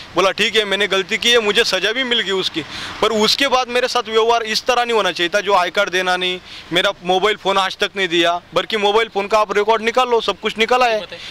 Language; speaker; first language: Hindi; non-native, local second language; Marathi